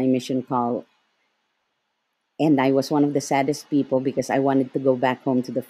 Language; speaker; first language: English; non-native, local second language; Filipino